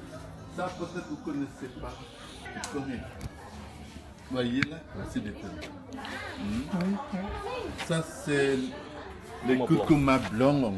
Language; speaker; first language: French; non-native, learner; Indonesian